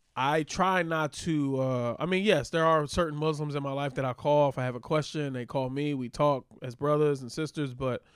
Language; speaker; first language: English; native; English